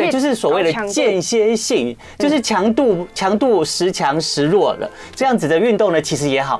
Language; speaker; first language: Chinese; native; Chinese